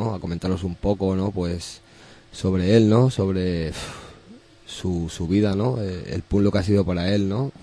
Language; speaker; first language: Spanish; native; Spanish